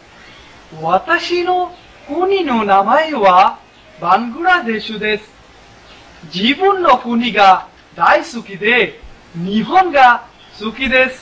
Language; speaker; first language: Japanese; non-native, learner; Bangla